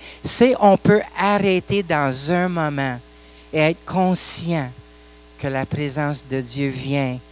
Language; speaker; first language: French; non-native, local second language; English